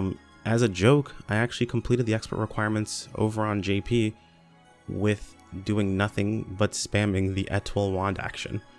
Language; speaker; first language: English; native; English